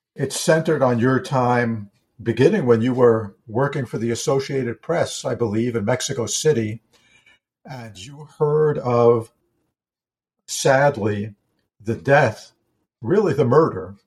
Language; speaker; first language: English; native; English